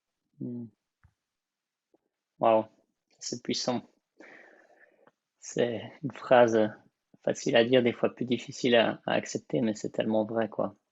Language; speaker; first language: French; native; French